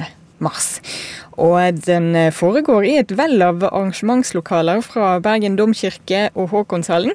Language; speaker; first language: Norwegian; native; Norwegian